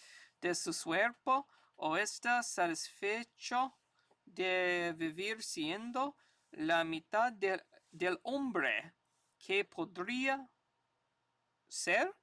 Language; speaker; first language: Spanish; non-native, learner; English